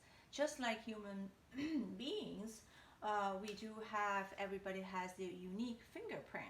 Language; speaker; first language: English; non-native, fluent; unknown